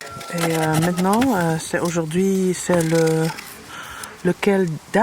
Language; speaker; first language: French; non-native, learner; Dutch